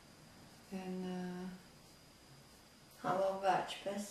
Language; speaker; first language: Swedish; early bilingual, other home language; Latvian